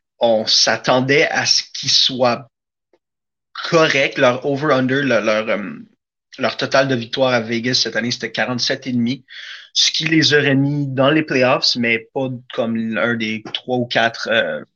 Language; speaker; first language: French; native; French